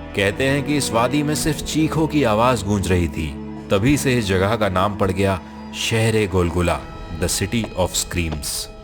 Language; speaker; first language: Hindi; native; Hindi